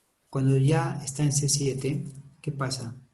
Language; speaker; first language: Spanish; native; Spanish